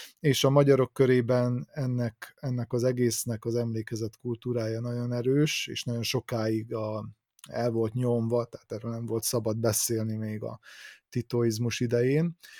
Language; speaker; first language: Hungarian; native; Hungarian